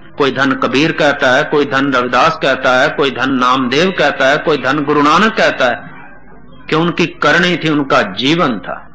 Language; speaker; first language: Hindi; non-native, local second language; Punjabi